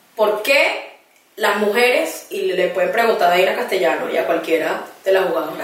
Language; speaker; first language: Spanish; native; Spanish